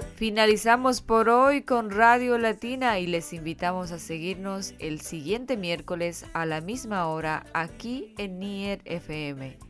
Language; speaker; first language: Spanish; native; Spanish